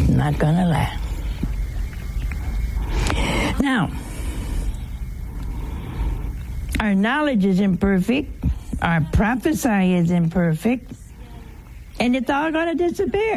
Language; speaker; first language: English; native; English